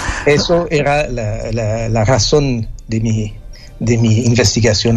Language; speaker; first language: Spanish; non-native, fluent; French